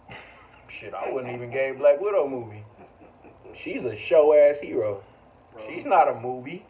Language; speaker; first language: English; native; English